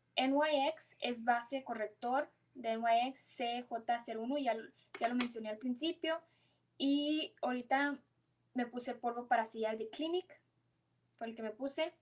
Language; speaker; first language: Spanish; early bilingual, heritage; Spanish